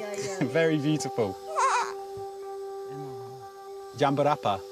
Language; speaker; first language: Indonesian; non-native, learner; English